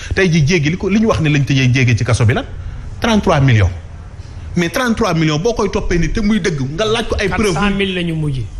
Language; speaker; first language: Wolof; native; Wolof